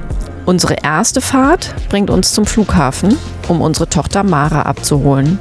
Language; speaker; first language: German; native; German